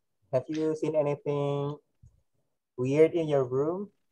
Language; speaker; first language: English; non-native, fluent; Indonesian